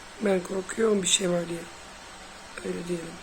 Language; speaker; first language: Turkish; non-native, fluent; Dutch